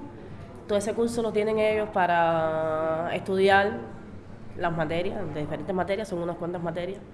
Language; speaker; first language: Spanish; native; Spanish